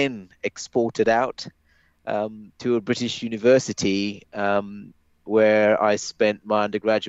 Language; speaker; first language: English; native; English